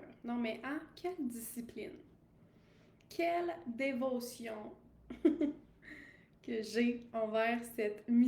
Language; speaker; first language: French; native; French